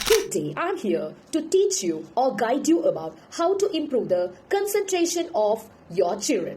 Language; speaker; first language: English; non-native, local second language; Tamil